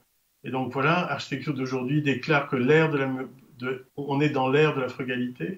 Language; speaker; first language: French; native; French